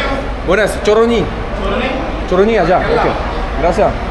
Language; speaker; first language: Spanish; non-native, learner; French